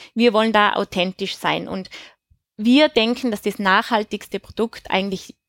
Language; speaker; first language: German; native; German